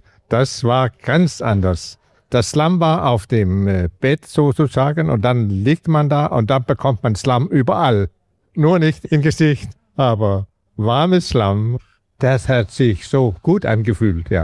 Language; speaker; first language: German; non-native, learner; Danish